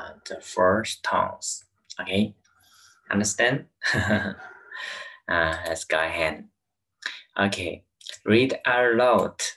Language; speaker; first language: English; non-native, learner; Chinese